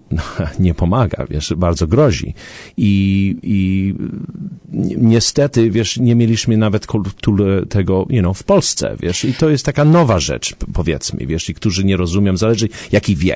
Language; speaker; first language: Polish; early bilingual, heritage; Polish